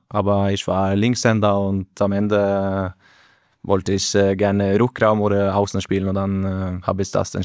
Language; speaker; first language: German; non-native, learner; Norwegian